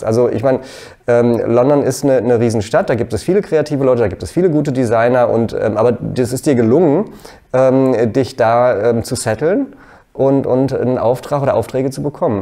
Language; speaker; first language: German; native; German